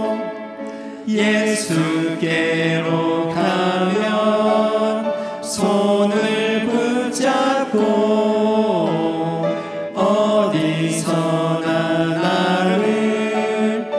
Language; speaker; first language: Korean; native; Korean